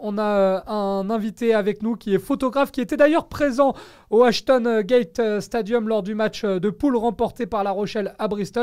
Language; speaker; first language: French; native; French